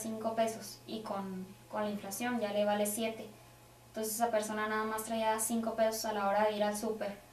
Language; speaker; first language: Spanish; native; Spanish